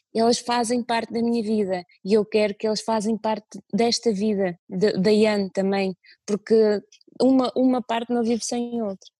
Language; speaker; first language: Portuguese; non-native, fluent; Russian